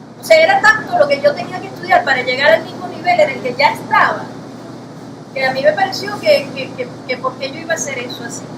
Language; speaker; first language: Spanish; native; Spanish